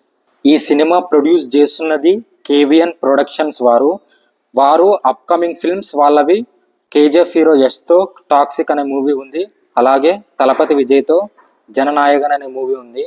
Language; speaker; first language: Telugu; native; Telugu